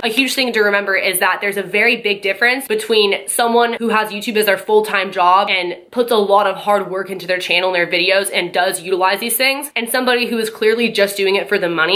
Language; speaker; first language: English; native; English